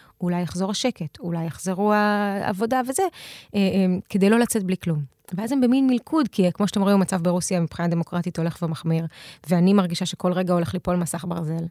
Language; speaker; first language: Hebrew; early bilingual, other home language; Russian